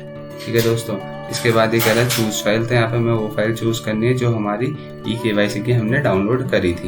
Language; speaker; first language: Hindi; native; Hindi